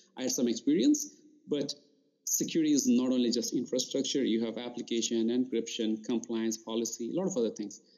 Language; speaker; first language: English; non-native, local second language; Bangla